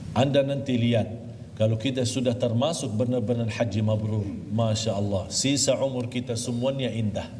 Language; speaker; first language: Malay; non-native, fluent; Arabic